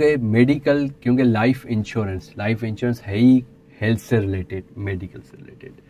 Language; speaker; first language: Urdu; non-native, local second language; Sindhi